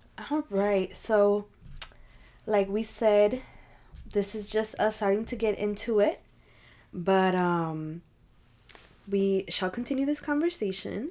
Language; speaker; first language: English; early bilingual, other home language; Spanish